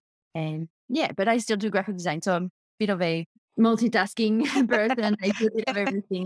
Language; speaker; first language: English; non-native, fluent; French